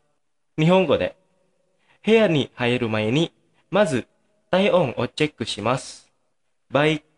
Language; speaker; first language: Japanese; non-native, fluent; Indonesian